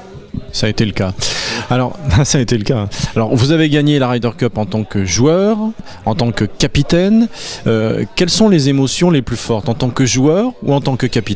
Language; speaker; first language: French; native; French